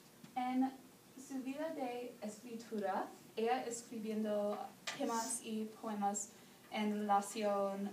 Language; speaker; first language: Spanish; non-native, learner; English